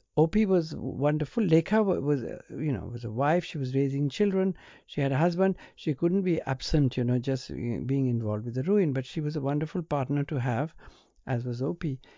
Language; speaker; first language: English; non-native, local second language; Punjabi